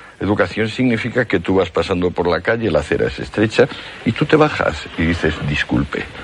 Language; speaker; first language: Spanish; native; Spanish